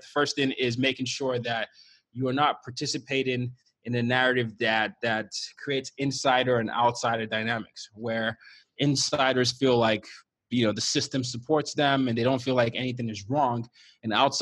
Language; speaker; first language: English; non-native, local second language; Yoruba